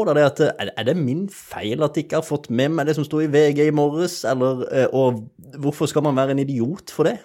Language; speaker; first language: Norwegian; native; Norwegian